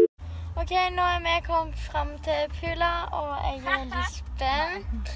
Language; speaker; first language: Norwegian; early bilingual, other home language; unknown